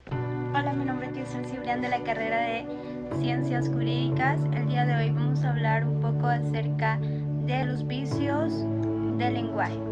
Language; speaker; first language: Spanish; native; Spanish